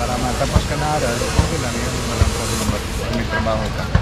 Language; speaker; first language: Filipino; non-native, learner; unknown